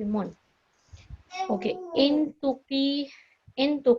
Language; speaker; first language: Arabic; non-native, learner; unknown